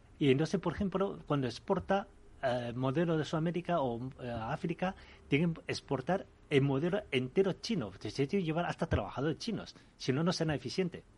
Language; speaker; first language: Spanish; early bilingual, other home language; Chinese